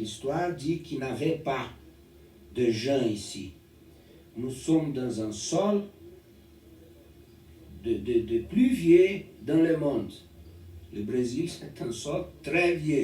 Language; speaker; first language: French; non-native, learner; Portuguese